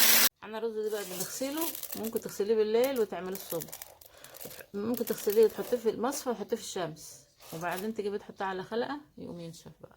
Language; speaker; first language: Arabic; native; Arabic